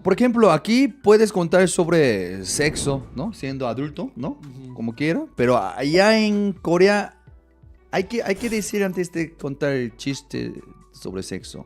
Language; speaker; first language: Spanish; non-native, fluent; Korean